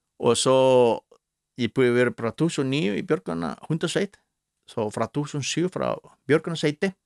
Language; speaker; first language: Icelandic; non-native, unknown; Spanish